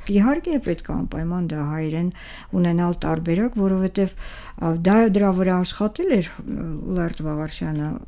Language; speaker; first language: Armenian; native; Armenian